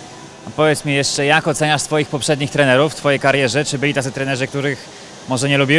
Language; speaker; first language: Polish; native; Polish